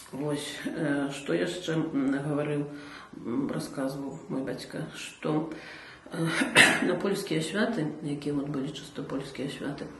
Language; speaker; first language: Belarusian; native; Belarusian